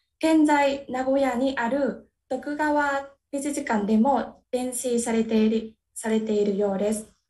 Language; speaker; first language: Japanese; non-native, learner; Vietnamese